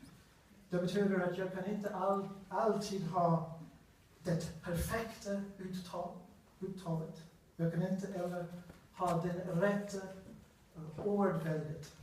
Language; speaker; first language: Swedish; non-native, learner; English